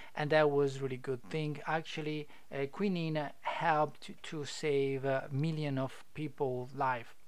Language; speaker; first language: English; non-native, fluent; Italian